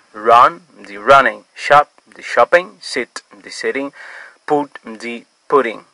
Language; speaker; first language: English; non-native, fluent; Haitian Creole